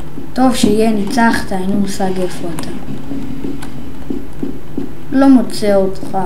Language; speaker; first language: Hebrew; native; Hebrew